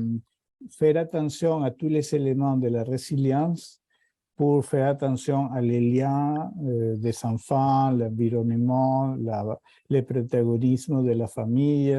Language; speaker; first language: French; non-native, fluent; Spanish